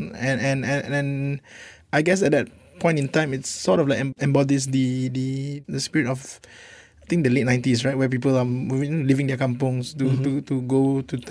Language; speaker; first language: English; non-native, local second language; Malay